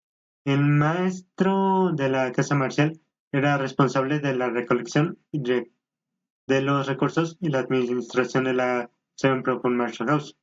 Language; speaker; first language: Spanish; native; Spanish